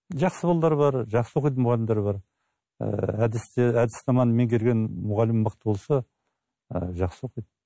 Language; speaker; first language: Kazakh; native; Kazakh